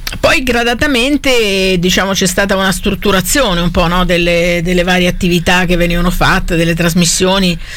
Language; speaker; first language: Italian; native; Italian